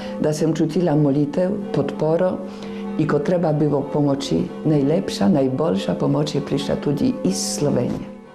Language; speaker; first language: Slovenian; non-native, fluent; Polish